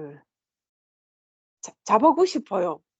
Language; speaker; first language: Korean; non-native, learner; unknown